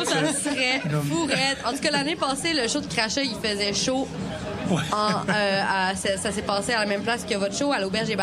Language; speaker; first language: French; native; French